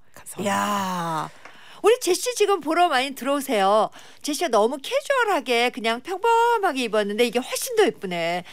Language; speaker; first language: Korean; native; Korean